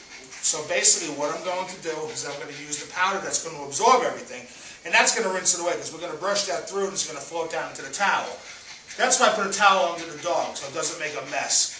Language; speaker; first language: English; native; English